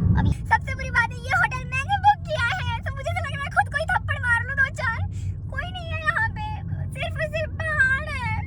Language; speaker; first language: Hindi; non-native, local second language; Marathi